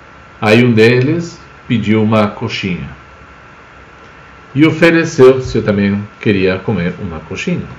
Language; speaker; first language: Portuguese; non-native, fluent; Spanish